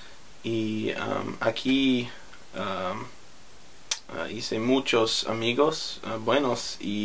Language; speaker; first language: Spanish; non-native, learner; English